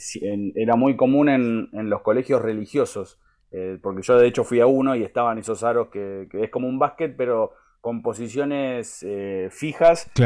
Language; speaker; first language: Spanish; native; Spanish